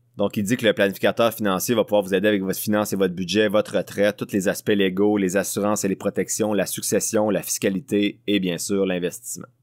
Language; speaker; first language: French; native; French